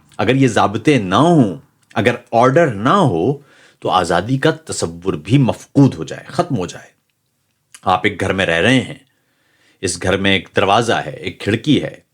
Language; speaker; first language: Urdu; native; Urdu